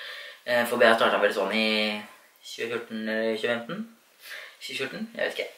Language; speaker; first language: Norwegian; native; Norwegian